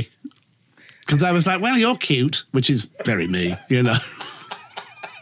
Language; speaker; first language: English; native; English